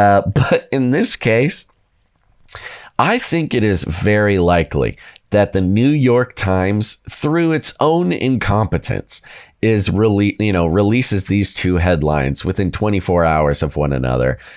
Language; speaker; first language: English; native; English